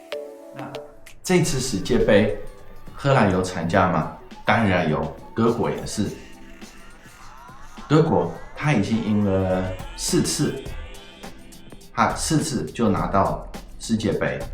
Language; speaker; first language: Chinese; non-native, fluent; Dutch